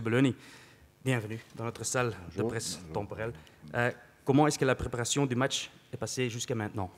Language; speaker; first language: French; non-native, local second language; Dutch